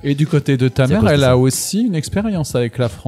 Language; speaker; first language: French; native; French